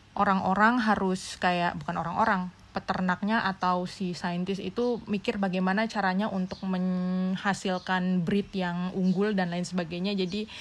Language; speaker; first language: Indonesian; native; Indonesian